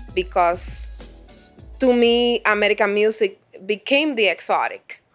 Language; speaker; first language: English; non-native, fluent; Spanish